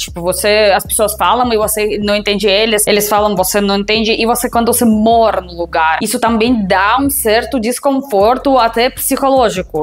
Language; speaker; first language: Portuguese; non-native, fluent; Russian